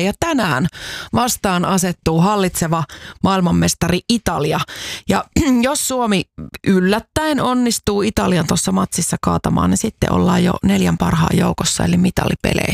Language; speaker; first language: Finnish; native; Finnish